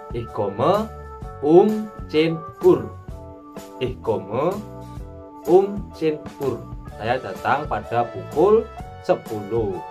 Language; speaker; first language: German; non-native, learner; Indonesian